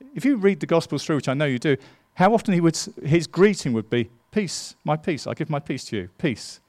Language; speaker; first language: English; native; English